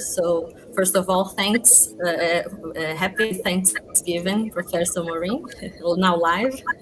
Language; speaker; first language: English; non-native, fluent; Portuguese